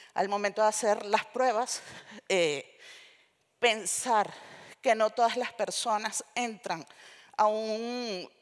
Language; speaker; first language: Spanish; native; Spanish